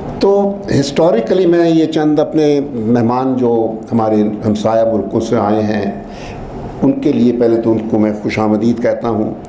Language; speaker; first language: Urdu; native; Urdu